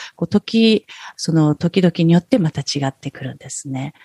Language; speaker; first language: Japanese; native; Japanese